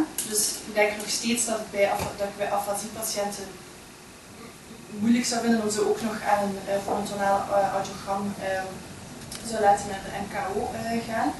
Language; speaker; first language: Dutch; native; Dutch